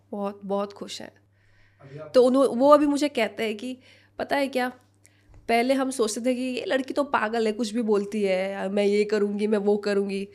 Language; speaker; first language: Hindi; non-native, local second language; Assamese